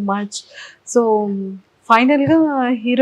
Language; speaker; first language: Telugu; native; Telugu